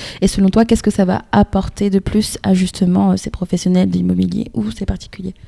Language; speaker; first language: French; native; French